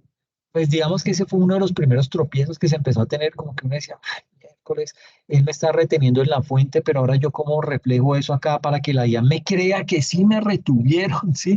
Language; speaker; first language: Spanish; native; Spanish